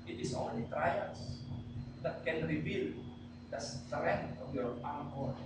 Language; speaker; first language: English; non-native, local second language; Filipino